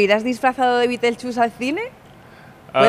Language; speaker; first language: Spanish; native; Spanish